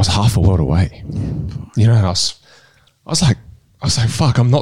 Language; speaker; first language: English; non-native, local second language; Min Nan Chinese